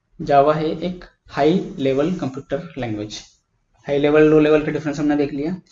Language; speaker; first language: Hindi; native; Hindi